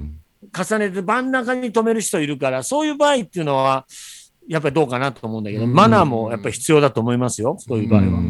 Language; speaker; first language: Japanese; native; Japanese